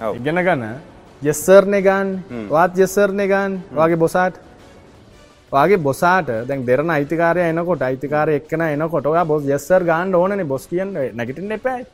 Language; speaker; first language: Sinhala; non-native, local second language; Tamil